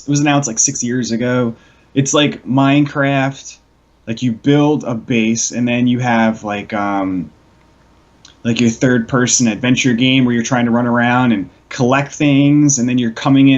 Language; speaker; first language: English; native; English